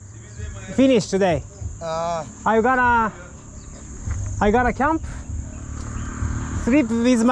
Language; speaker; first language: English; non-native, learner; Japanese